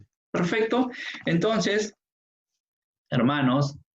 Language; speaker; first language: Spanish; native; Spanish